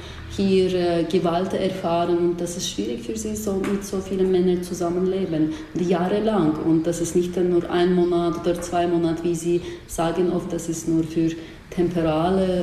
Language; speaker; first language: German; non-native, fluent; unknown